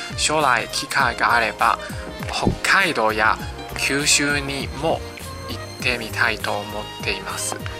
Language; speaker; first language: Japanese; non-native, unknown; Chinese